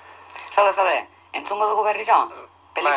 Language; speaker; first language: Basque; native; Basque